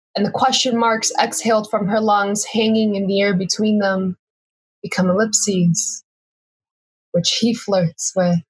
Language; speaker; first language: English; native; English